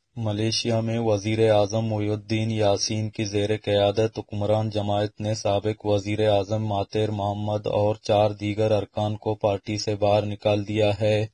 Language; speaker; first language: Urdu; non-native, local second language; Baluchi